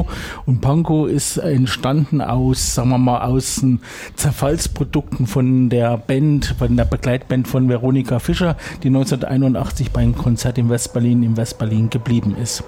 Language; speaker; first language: German; native; German